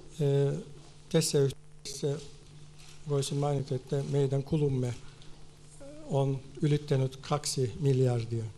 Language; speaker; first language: Finnish; non-native, fluent; Turkish